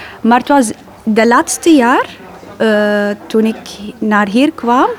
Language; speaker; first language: Dutch; non-native, learner; Arabic